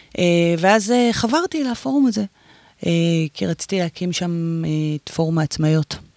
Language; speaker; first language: Hebrew; native; Hebrew